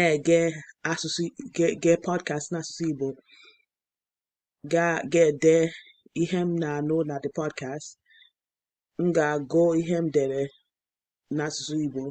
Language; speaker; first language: Igbo; non-native, learner; English